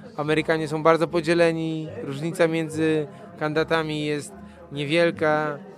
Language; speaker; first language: Polish; native; Polish